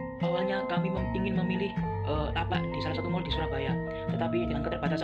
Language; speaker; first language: Indonesian; native; Indonesian